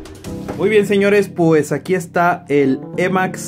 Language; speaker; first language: Spanish; native; Spanish